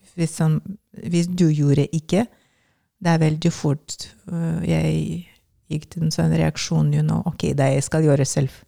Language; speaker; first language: Norwegian; non-native, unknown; Lithuanian